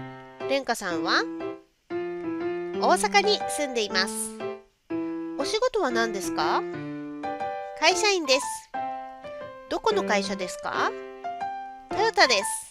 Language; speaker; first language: Japanese; non-native, fluent; Hindi